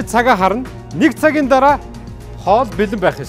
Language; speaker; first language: Mongolian; native; Mongolian